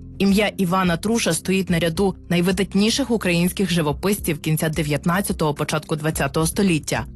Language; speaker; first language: Ukrainian; native; Ukrainian